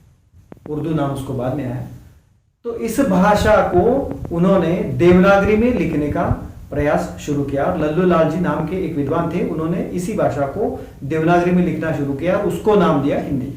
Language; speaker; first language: Hindi; non-native, local second language; Konkani